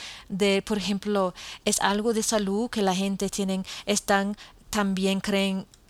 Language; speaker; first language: Spanish; non-native, fluent; English